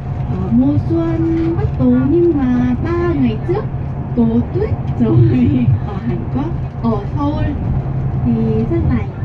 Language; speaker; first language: Vietnamese; non-native, learner; Korean